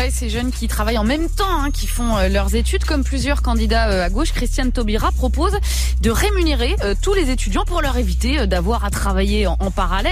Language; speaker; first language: French; native; French